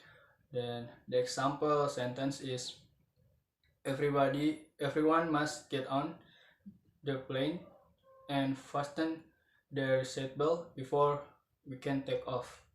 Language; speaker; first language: English; non-native, learner; Indonesian